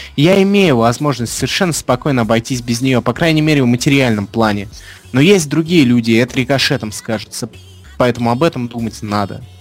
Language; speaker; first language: Russian; non-native, fluent; English